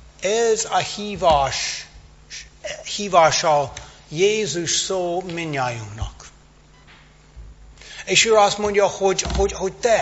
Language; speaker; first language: Hungarian; non-native, fluent; English